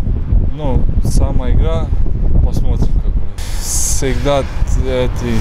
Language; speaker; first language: Russian; non-native, fluent; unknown